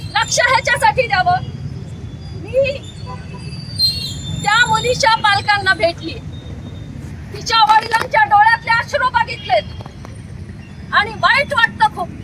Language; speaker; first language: Marathi; native; Marathi